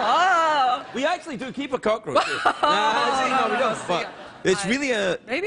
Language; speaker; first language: English; early bilingual, other home language; Korean